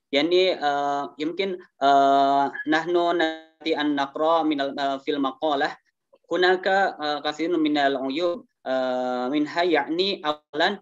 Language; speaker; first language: Arabic; non-native, learner; Indonesian